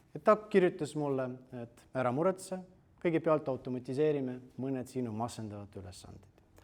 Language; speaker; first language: Estonian; non-native, fluent; Russian